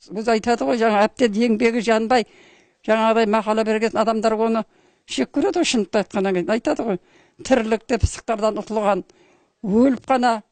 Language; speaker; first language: Kazakh; native; Kazakh